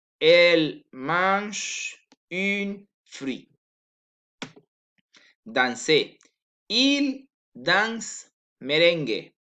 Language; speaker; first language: French; non-native, learner; Spanish